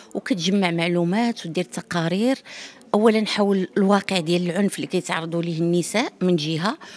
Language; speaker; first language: Arabic; native; Arabic